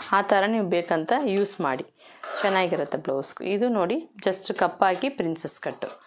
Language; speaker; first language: Kannada; non-native, local second language; Tamil